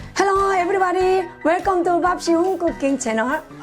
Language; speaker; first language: English; non-native, learner; Korean